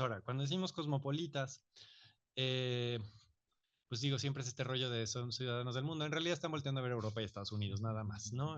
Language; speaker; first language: Spanish; native; Spanish